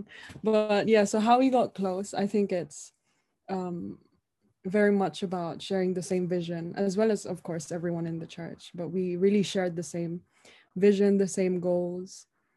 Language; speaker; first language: English; non-native, local second language; Hiligaynon